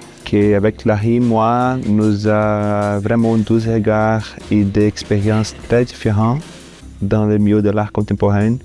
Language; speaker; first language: French; non-native, fluent; Portuguese